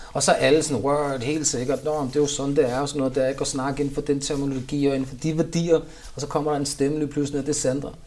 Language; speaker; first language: Danish; early bilingual, other home language; Urdu